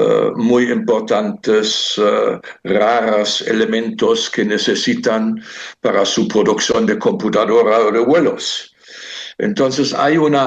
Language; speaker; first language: Spanish; non-native, fluent; German